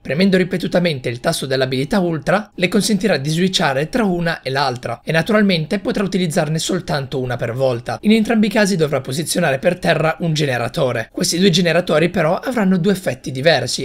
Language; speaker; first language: Italian; native; Italian